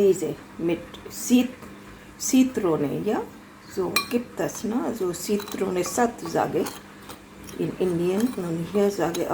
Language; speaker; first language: German; non-native, learner; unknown